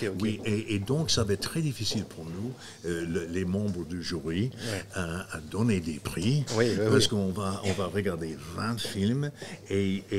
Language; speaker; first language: French; non-native, fluent; English